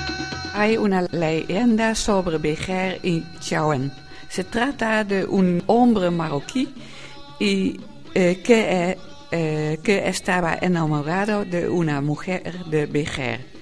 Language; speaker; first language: Spanish; non-native, learner; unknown